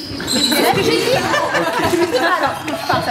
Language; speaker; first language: French; native; French